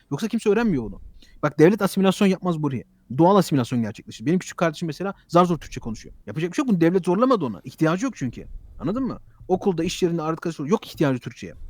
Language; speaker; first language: Turkish; early bilingual, heritage; Turkish